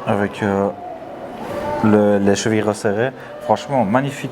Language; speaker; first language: French; native; French